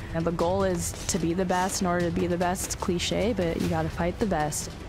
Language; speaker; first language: English; native; English